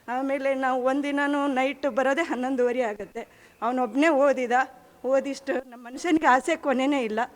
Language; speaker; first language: Kannada; native; Kannada